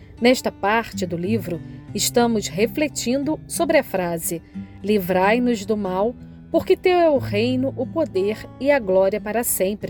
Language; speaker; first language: Portuguese; native; Portuguese